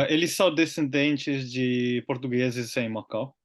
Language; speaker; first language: Portuguese; non-native, learner; Finnish